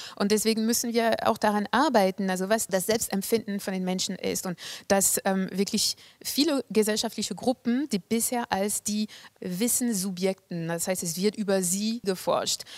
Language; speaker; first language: German; non-native, fluent; French